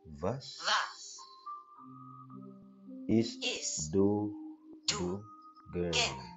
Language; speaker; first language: German; non-native, learner; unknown